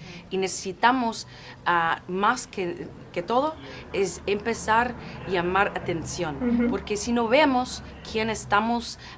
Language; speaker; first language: Spanish; non-native, fluent; English